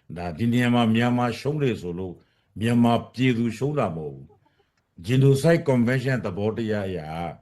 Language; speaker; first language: Burmese; non-native, local second language; Rohingya